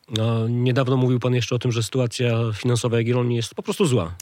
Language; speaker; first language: Polish; native; Polish